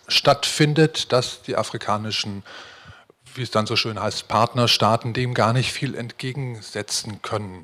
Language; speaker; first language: German; native; German